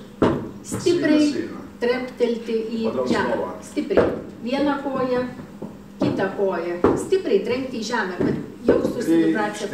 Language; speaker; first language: Lithuanian; native; Lithuanian